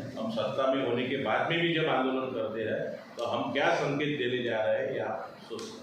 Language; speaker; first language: Hindi; non-native, local second language; Marathi